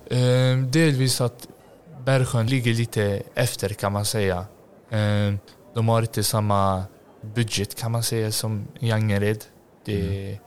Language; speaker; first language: Swedish; native; Swedish